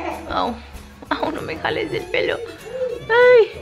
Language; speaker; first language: Spanish; early bilingual, heritage; Spanish